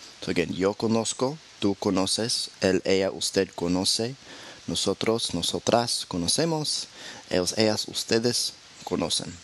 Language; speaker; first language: Spanish; non-native, fluent; English